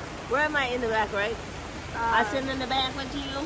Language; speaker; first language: English; early bilingual, other home language; Spanish